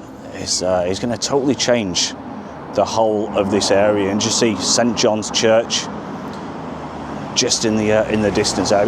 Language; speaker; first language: English; native; English